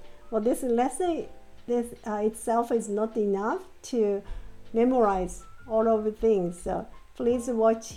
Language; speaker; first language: English; non-native, fluent; Japanese